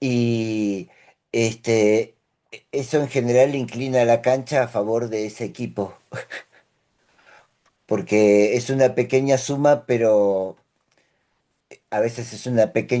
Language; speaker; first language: Spanish; native; Spanish